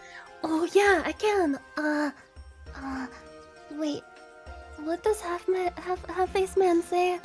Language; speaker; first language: English; native; English